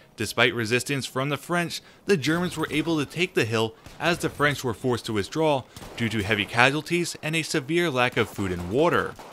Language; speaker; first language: English; native; English